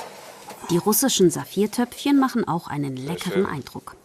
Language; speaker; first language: German; native; German